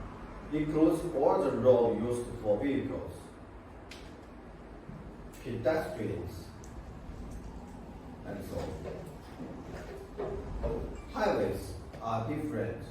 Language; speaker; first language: English; non-native, fluent; Chinese